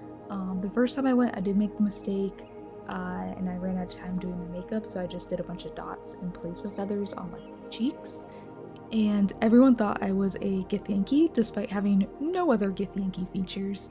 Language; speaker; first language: English; native; English